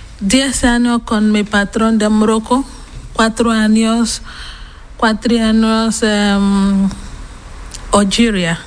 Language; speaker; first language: Spanish; non-native, learner; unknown